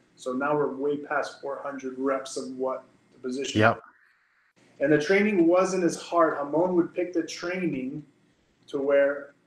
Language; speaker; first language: English; native; English